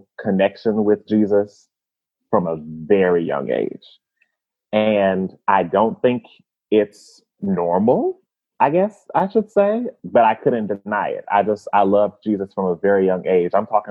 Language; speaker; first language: English; native; English